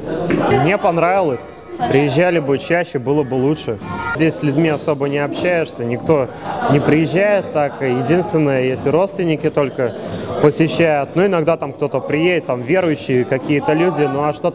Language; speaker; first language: Russian; native; Russian